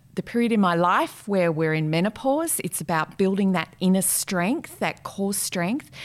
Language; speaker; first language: English; native; English